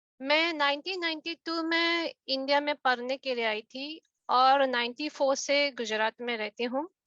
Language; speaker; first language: Hindi; non-native, fluent; Japanese